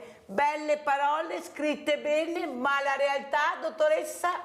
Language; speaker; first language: Italian; native; Italian